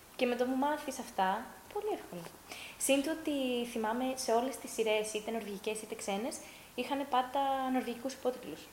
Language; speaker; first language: Greek; early bilingual, heritage; Greek